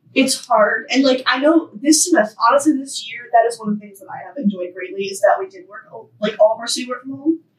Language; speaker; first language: English; native; English